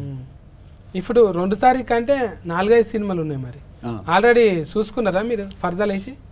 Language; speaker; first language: Telugu; native; Telugu